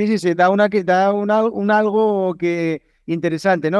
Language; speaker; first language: Spanish; native; Spanish